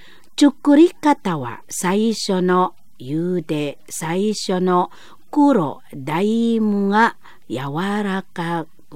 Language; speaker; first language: Japanese; non-native, fluent; Indonesian